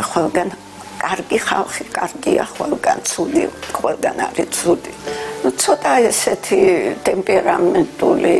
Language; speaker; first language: Georgian; early bilingual, heritage; Georgian